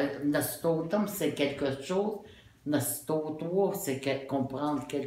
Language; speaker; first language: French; non-native, local second language; Innu-aimun